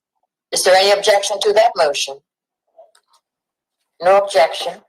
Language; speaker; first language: English; native; English